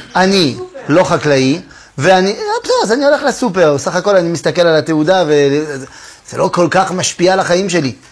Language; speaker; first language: Hebrew; non-native, fluent; French